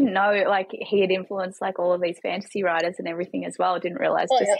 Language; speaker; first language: English; native; English